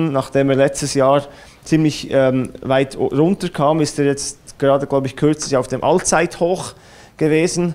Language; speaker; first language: German; native; German